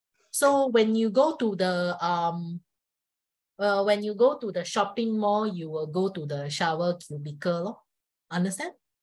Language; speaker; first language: English; non-native, local second language; Chinese